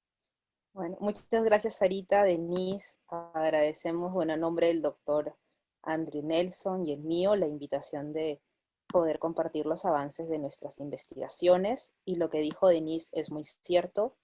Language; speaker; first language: Spanish; native; Spanish